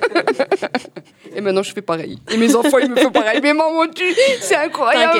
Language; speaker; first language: French; native; French